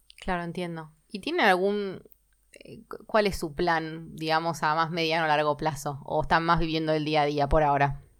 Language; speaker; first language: Spanish; native; Spanish